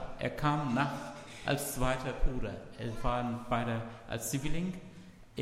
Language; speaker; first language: German; non-native, fluent; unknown